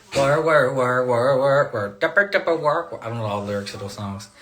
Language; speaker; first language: English; native; English